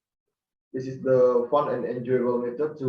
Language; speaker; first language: English; non-native, learner; Indonesian